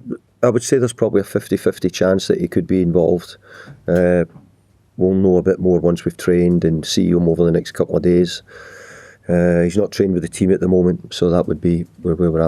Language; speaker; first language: English; native; English